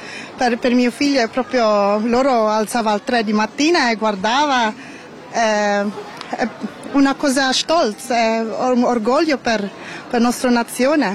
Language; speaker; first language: Italian; non-native, learner; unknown